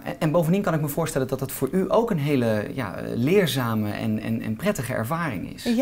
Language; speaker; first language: Dutch; native; Dutch